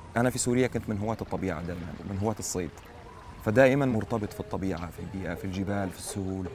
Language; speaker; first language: Arabic; native; Arabic